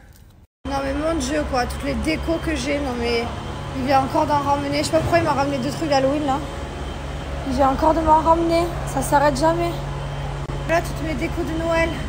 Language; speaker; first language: French; native; French